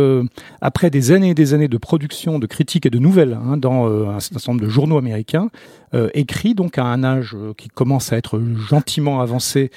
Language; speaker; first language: French; native; French